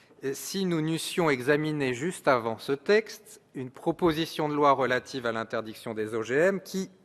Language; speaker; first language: French; native; French